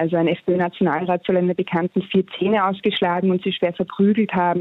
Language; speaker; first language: German; native; German